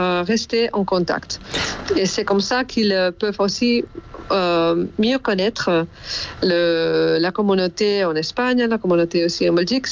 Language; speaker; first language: French; non-native, fluent; Spanish